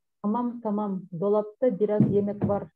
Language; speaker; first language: Turkish; non-native, learner; Kyrgyz